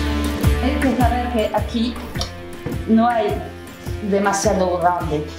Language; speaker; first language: Spanish; non-native, learner; French